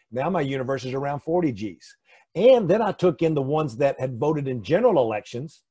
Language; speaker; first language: English; native; English